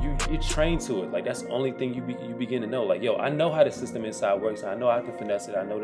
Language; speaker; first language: English; native; English